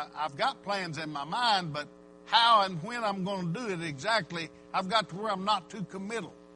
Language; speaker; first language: English; native; English